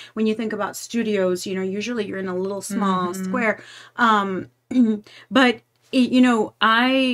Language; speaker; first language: English; native; English